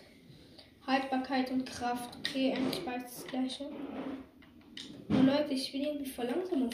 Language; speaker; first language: German; native; German